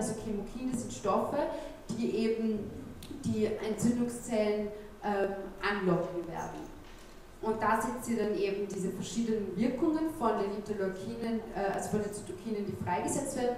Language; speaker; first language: German; native; German